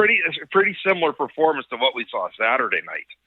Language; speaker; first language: English; native; English